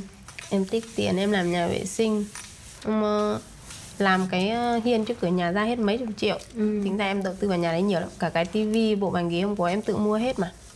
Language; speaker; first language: Vietnamese; native; Vietnamese